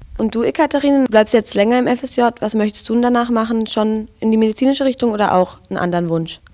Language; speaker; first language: German; native; German